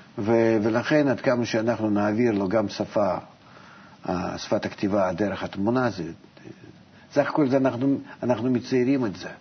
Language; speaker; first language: Hebrew; non-native, fluent; Russian